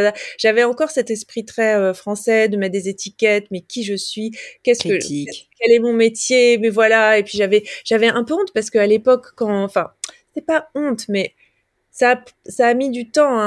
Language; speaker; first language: French; native; French